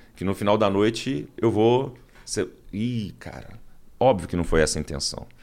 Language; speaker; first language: Portuguese; native; Portuguese